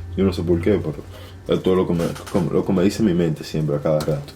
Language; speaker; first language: Spanish; early bilingual, heritage; Spanish